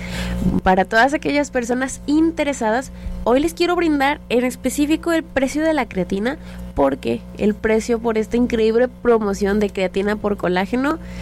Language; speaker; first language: Spanish; native; Spanish